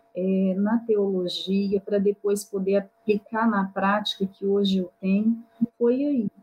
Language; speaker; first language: Portuguese; native; Portuguese